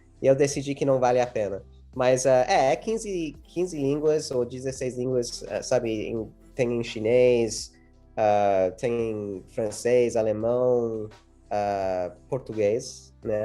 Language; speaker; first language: Portuguese; early bilingual, heritage; English